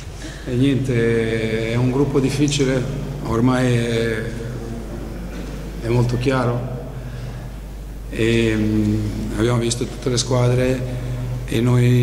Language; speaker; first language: Italian; non-native, fluent; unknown